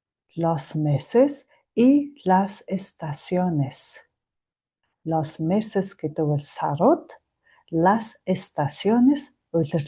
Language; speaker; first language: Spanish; non-native, fluent; Mongolian